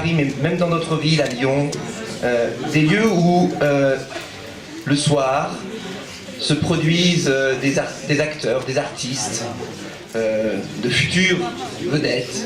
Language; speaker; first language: French; native; French